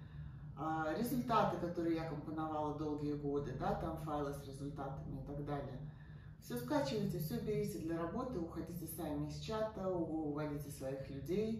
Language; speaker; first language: Russian; native; Russian